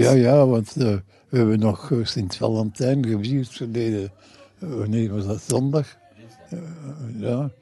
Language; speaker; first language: Dutch; non-native, fluent; English